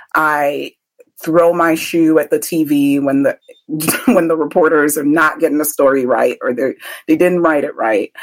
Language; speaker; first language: English; early bilingual, other home language; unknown